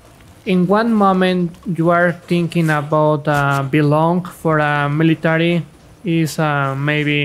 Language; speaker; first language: English; non-native, learner; Spanish